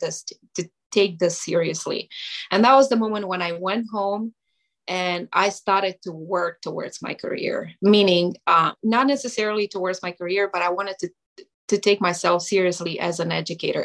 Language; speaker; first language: English; non-native, fluent; Romanian